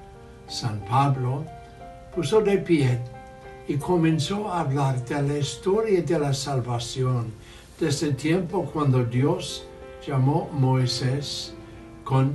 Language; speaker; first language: Spanish; non-native, learner; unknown